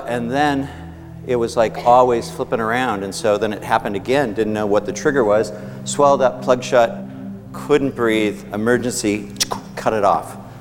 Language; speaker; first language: English; native; English